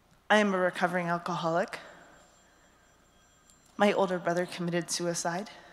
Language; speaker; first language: English; native; English